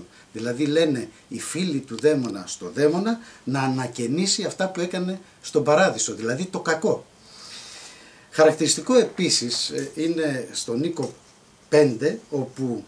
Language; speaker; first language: Greek; native; Greek